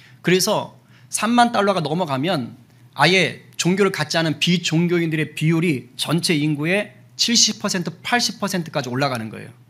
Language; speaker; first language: Korean; native; Korean